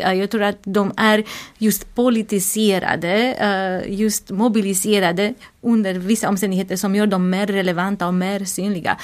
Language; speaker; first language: Swedish; non-native, fluent; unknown